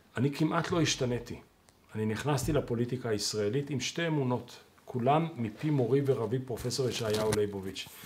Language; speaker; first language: Hebrew; native; Hebrew